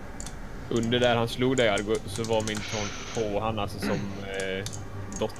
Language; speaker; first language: Swedish; native; Swedish